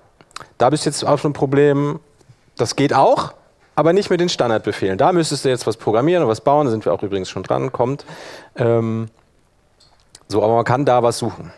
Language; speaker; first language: German; native; German